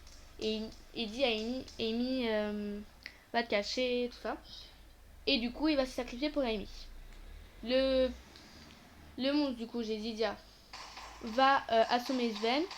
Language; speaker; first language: French; native; French